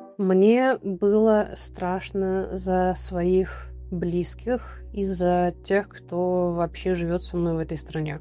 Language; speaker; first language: Russian; native; Russian